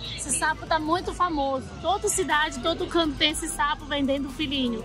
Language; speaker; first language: Portuguese; non-native, fluent; Chinese